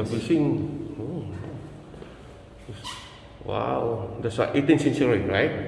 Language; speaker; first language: English; non-native, learner; Filipino